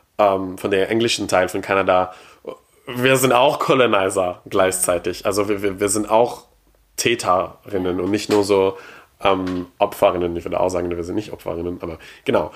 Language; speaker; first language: German; non-native, fluent; French